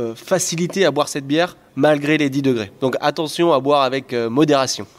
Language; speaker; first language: French; native; French